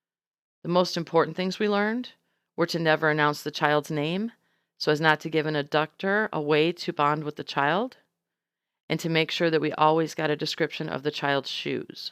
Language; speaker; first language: English; native; English